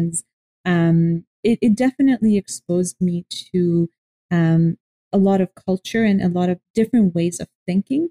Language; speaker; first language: English; non-native, fluent; Persian